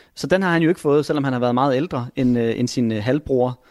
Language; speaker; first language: Danish; native; Danish